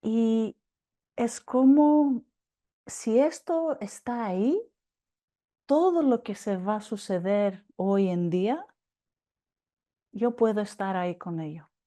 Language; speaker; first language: Spanish; non-native, fluent; Greek